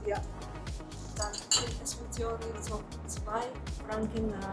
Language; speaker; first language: German; non-native, learner; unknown